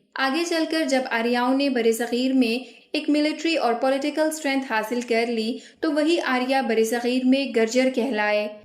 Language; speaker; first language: Urdu; non-native, local second language; Gujari